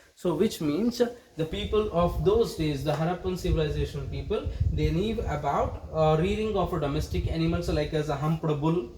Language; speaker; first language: English; non-native, local second language; Kannada